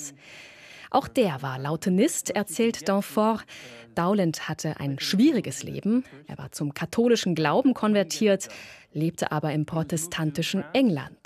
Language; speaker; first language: German; native; German